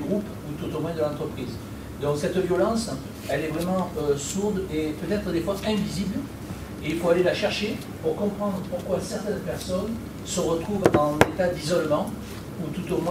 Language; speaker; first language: French; native; French